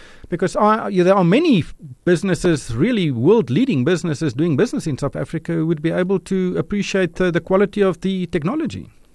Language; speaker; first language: English; non-native, local second language; Afrikaans